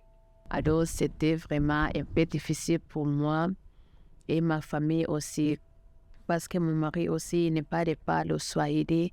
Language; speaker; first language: French; non-native, local second language; Kinyarwanda